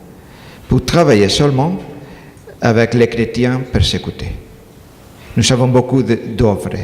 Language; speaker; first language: French; non-native, learner; Spanish